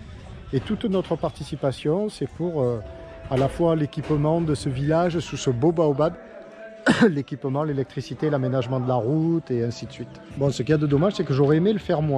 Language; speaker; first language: French; native; French